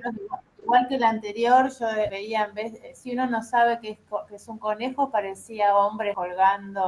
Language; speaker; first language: Spanish; native; Spanish